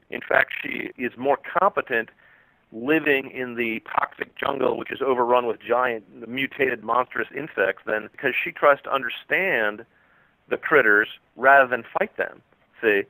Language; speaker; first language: English; native; English